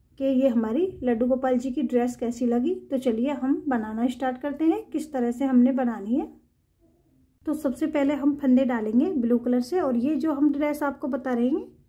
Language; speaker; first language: Hindi; native; Hindi